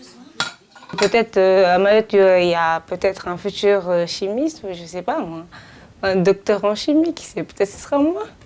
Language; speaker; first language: French; non-native, local second language; Comorian